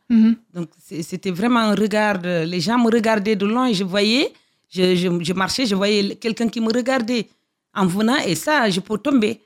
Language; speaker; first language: French; non-native, local second language; Fula